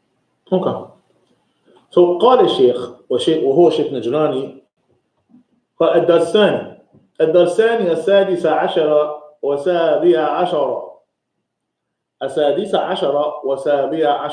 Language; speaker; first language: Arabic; non-native, fluent; English